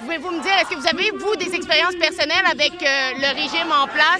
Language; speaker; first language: French; native; French